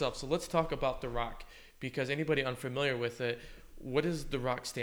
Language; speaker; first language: English; native; English